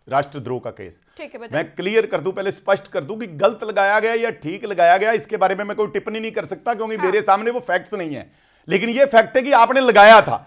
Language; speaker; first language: Hindi; native; Hindi